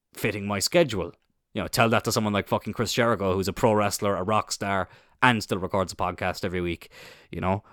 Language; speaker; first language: English; native; English